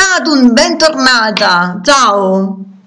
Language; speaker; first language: Italian; native; Italian